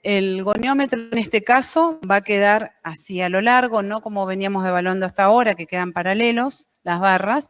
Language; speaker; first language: Spanish; native; Spanish